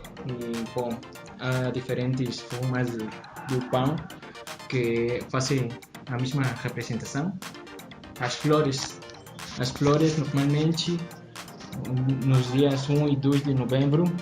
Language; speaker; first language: Portuguese; non-native, learner; Spanish